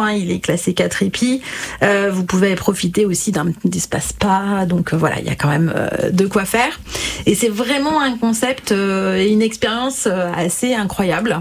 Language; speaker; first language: French; native; French